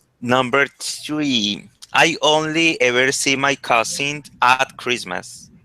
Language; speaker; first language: English; non-native, learner; Spanish